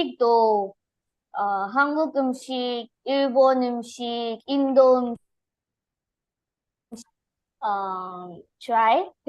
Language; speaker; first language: Korean; non-native, learner; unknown